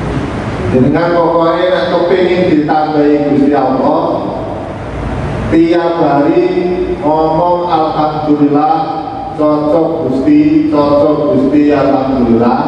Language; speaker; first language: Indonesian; non-native, local second language; Javanese